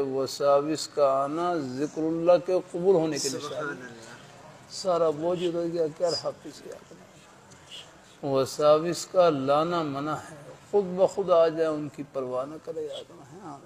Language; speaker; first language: Urdu; native; Urdu